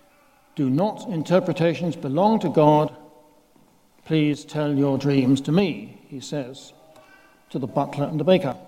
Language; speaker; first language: English; native; English